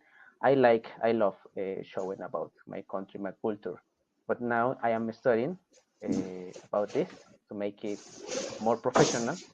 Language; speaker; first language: English; non-native, fluent; Spanish